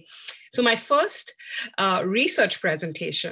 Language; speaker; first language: English; non-native, local second language; Hindi